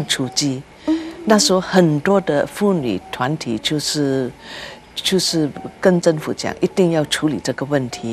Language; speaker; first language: Chinese; early bilingual, heritage; Chinese